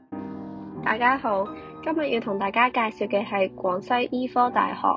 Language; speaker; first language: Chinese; non-native, local second language; Cantonese